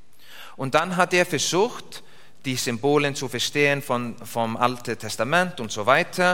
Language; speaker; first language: German; non-native, learner; Icelandic